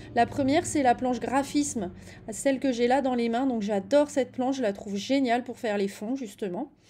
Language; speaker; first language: French; native; French